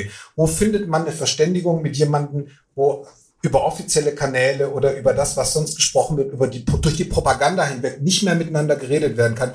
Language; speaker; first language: German; native; German